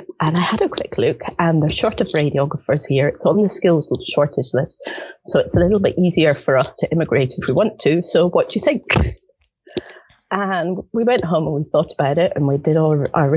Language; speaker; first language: English; native; English